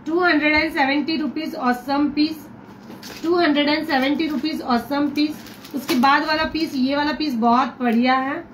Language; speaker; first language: Hindi; non-native, local second language; Marathi